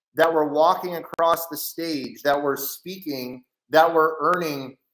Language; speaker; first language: English; native; English